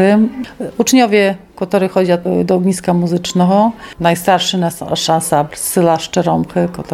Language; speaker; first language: Polish; non-native, local second language; Ukrainian